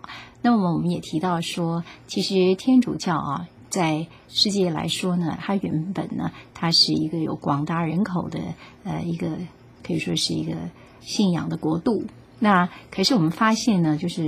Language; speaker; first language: Chinese; native; Chinese